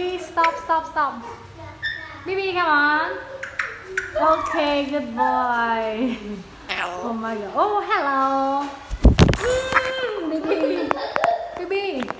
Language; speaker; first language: English; non-native, learner; Vietnamese